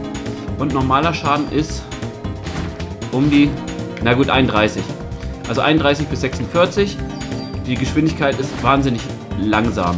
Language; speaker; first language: German; native; German